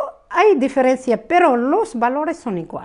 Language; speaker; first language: Spanish; non-native, fluent; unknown